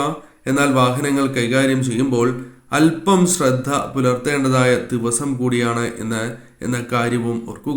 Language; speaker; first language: Malayalam; native; Malayalam